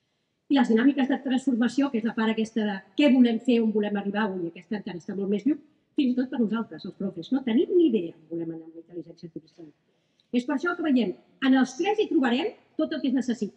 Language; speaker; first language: Catalan; native; Catalan